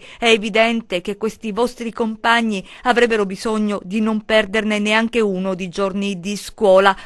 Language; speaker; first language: Italian; native; Italian